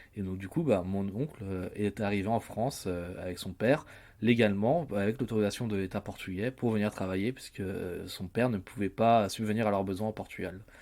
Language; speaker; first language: French; native; French